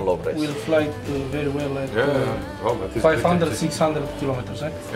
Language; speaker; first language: English; non-native, fluent; Romanian